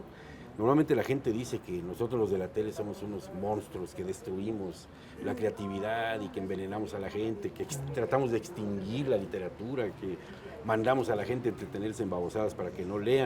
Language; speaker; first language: Spanish; native; Spanish